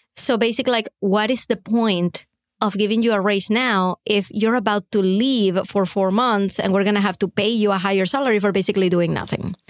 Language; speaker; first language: English; non-native, fluent; Spanish